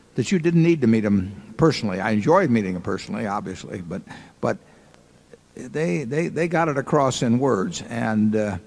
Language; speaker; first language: English; native; English